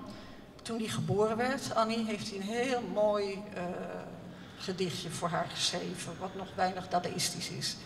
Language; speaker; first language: Dutch; native; Dutch